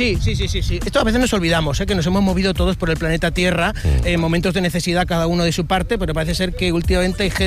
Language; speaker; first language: Spanish; native; Spanish